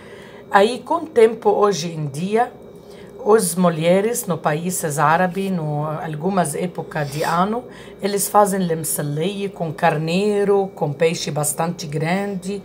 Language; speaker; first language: Portuguese; non-native, learner; Arabic